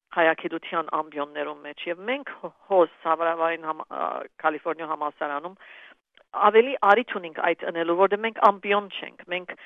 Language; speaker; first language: Armenian; early bilingual, heritage; Armenian